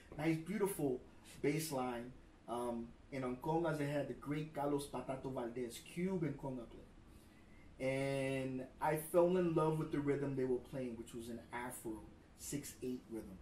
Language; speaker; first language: English; early bilingual, other home language; Spanish